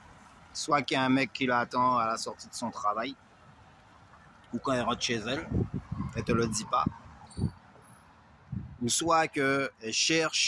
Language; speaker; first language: French; native; French